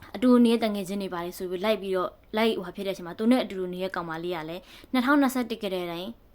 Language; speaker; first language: Burmese; native; Burmese